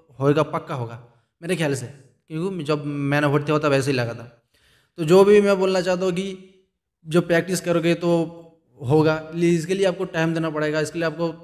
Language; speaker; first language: Hindi; non-native, local second language; Bangla